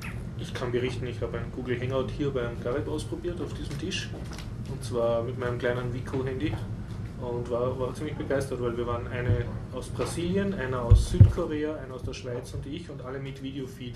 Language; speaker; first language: German; native; German